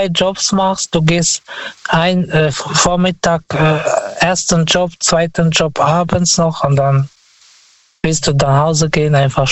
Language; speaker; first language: German; non-native, fluent; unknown